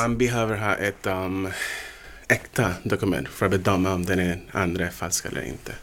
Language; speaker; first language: Swedish; non-native, fluent; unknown